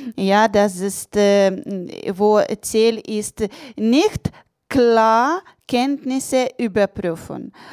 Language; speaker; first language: German; non-native, learner; Russian